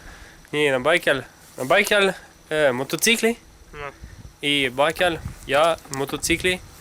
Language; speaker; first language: Russian; non-native, learner; French